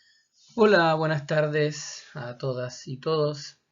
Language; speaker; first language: Spanish; native; Spanish